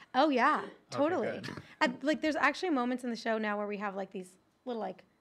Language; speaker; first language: English; native; English